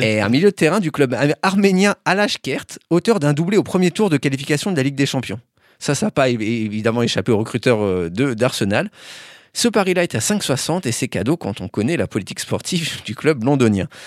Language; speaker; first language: French; native; French